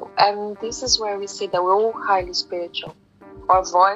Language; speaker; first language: English; non-native, fluent; Portuguese